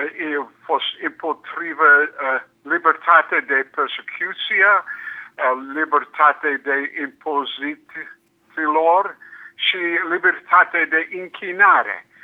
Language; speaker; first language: Romanian; non-native, learner; English